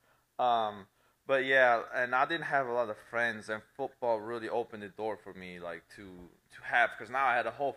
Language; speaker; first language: English; non-native, fluent; Italian